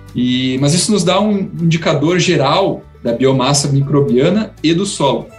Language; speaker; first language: Portuguese; non-native, fluent; English